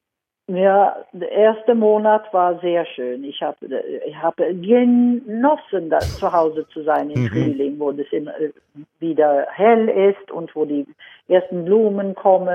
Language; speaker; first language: German; non-native, fluent; Swedish